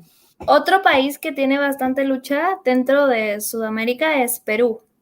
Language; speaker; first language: Spanish; native; Spanish